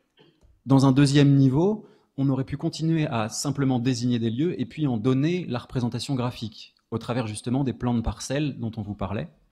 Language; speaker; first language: French; native; French